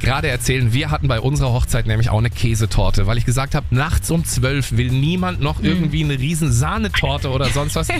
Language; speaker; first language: German; native; German